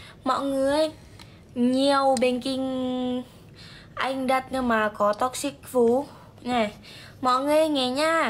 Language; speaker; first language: Vietnamese; non-native, learner; Indonesian